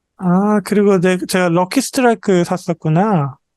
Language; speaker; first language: Korean; native; Korean